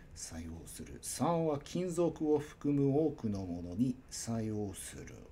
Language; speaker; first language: Japanese; non-native, learner; English